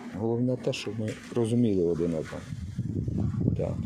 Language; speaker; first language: Ukrainian; non-native, fluent; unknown